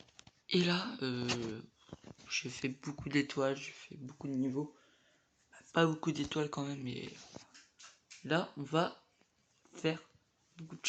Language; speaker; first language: French; native; French